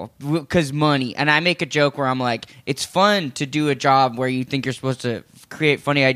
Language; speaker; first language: English; native; English